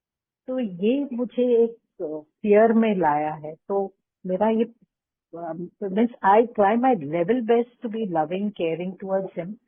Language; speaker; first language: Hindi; non-native, local second language; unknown